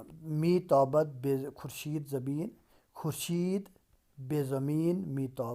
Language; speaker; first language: Persian; non-native, fluent; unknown